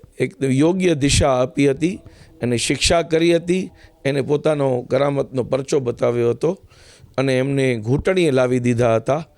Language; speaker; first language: Gujarati; non-native, local second language; Sindhi